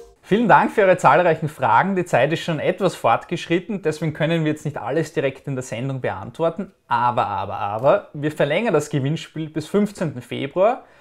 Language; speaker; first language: German; native; German